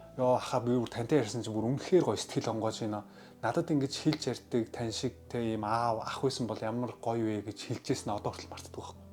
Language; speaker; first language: Mongolian; early bilingual, heritage; Mongolian